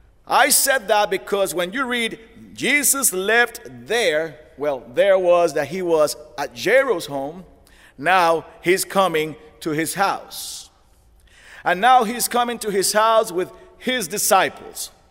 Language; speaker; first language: English; non-native, fluent; Spanish